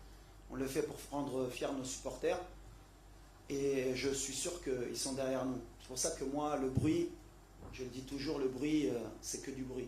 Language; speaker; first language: French; native; French